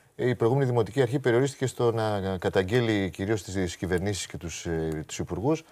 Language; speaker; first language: Greek; native; Greek